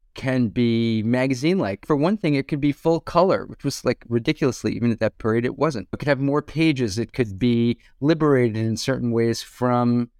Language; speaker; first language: English; native; English